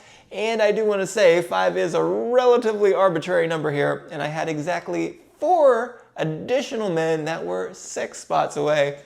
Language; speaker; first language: English; native; English